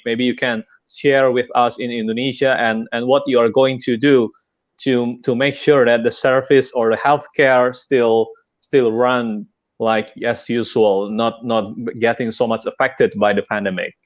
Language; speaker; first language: English; non-native, fluent; Indonesian